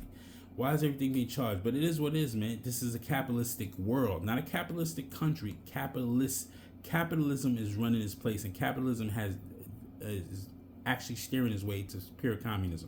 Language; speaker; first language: English; native; English